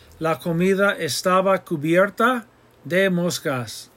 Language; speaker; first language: Spanish; non-native, fluent; English